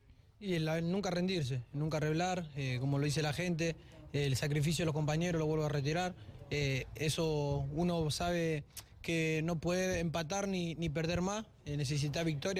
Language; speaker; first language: Spanish; native; Spanish